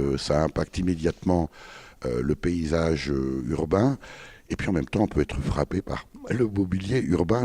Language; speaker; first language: French; native; French